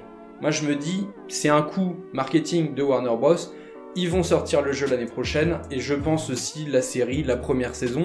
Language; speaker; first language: French; native; French